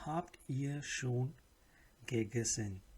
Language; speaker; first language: German; non-native, learner; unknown